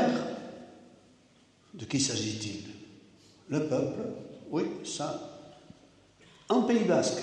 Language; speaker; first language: French; native; French